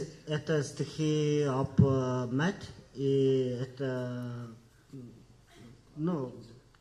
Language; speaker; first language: Russian; non-native, learner; Mongolian